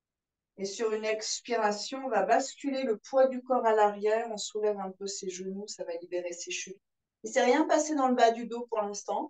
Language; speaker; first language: French; native; French